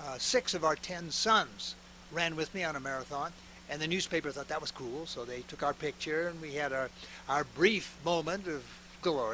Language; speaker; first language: English; native; English